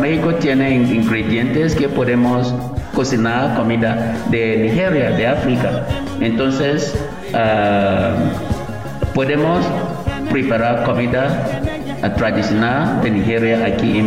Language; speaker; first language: Spanish; non-native, learner; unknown